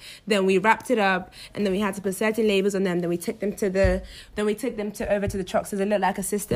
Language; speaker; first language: English; non-native, local second language; Yoruba